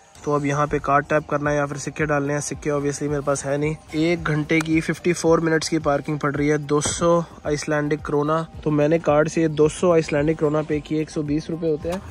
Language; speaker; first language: Hindi; native; Hindi